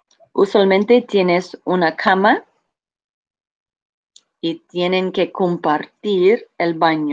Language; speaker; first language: Spanish; non-native, fluent; English